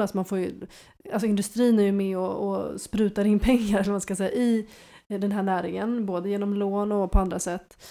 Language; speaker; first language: Swedish; native; Swedish